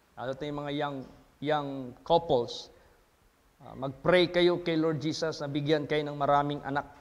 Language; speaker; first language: Filipino; native; Filipino